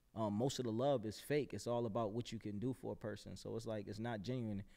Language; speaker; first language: English; native; English